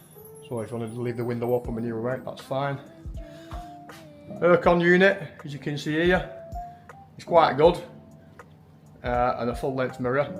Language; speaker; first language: English; native; English